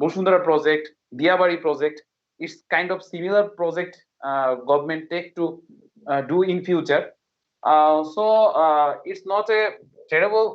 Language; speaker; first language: English; non-native, learner; Bangla